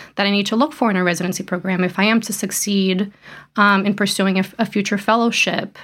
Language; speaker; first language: English; early bilingual, other home language; Portuguese